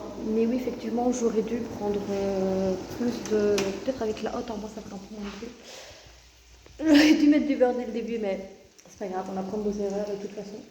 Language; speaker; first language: French; native; French